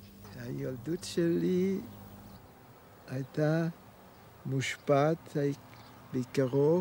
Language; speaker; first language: Hebrew; non-native, fluent; German